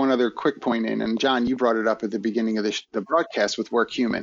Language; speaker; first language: English; native; English